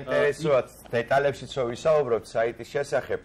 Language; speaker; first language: Georgian; native; Georgian